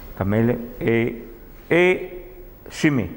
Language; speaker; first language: Italian; non-native, learner; Russian